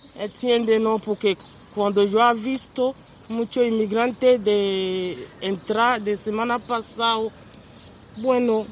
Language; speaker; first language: Spanish; non-native, learner; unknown